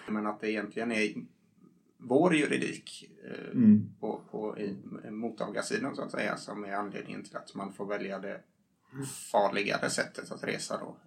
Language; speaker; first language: Swedish; native; Swedish